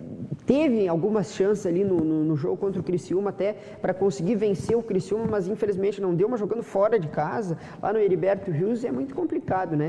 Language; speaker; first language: Portuguese; native; Portuguese